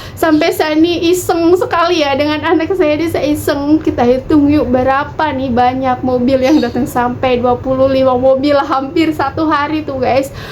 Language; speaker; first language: Indonesian; native; Indonesian